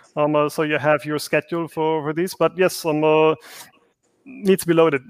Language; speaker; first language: English; non-native, fluent; German